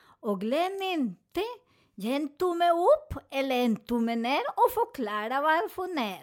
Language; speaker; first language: Swedish; non-native, fluent; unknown